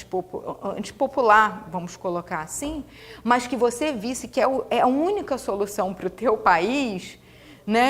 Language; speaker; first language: Portuguese; native; Portuguese